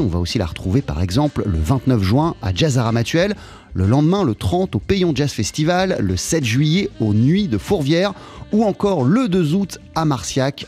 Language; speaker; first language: French; native; French